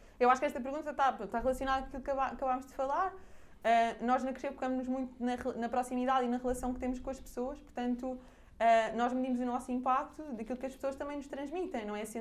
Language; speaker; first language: Portuguese; native; Portuguese